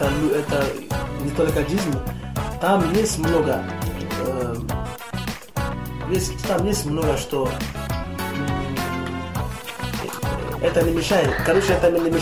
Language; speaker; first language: Russian; non-native, learner; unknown